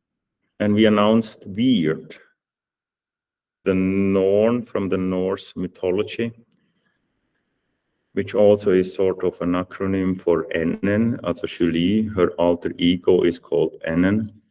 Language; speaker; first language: English; non-native, fluent; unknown